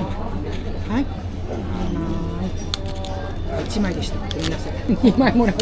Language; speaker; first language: Japanese; native; Japanese